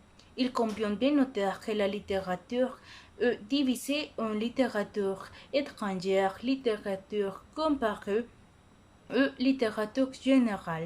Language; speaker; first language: French; non-native, learner; Spanish